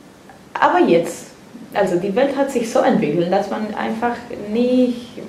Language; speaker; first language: German; non-native, fluent; Spanish